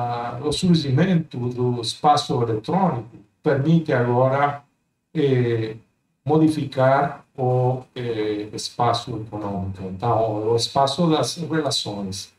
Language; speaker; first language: Portuguese; non-native, fluent; Spanish